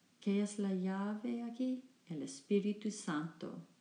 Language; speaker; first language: Spanish; non-native, learner; English